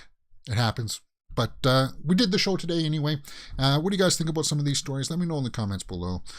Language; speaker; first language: English; native; English